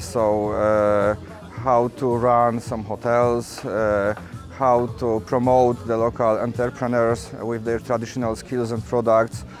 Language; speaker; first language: English; non-native, learner; Italian